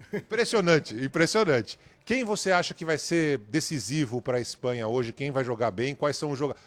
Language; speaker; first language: Portuguese; native; Portuguese